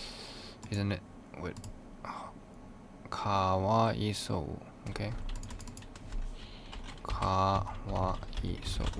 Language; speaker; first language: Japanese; non-native, learner; English